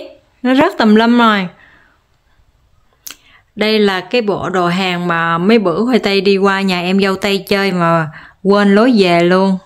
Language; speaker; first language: Vietnamese; native; Vietnamese